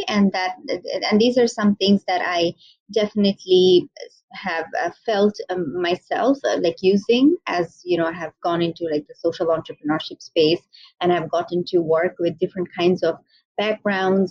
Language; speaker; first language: English; non-native, local second language; Bangla